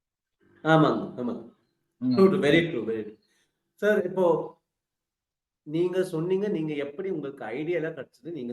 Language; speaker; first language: Tamil; early bilingual, heritage; Tamil